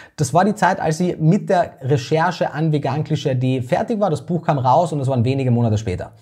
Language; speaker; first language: German; native; German